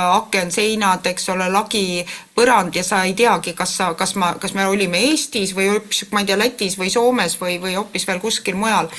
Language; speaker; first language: Estonian; native; Estonian